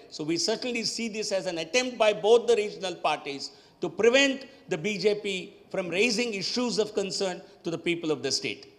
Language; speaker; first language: English; non-native, local second language; Telugu